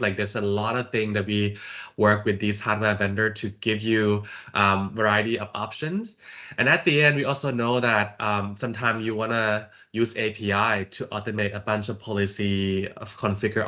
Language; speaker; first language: English; non-native, fluent; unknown